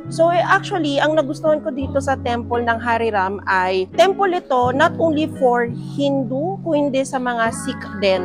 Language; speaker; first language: Filipino; native; Filipino